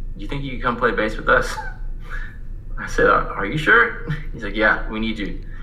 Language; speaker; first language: English; native; English